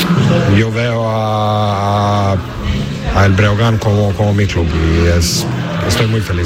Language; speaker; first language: Spanish; non-native, learner; English